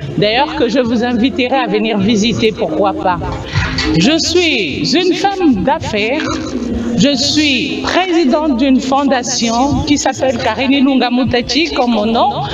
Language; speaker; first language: French; non-native, local second language; Lingala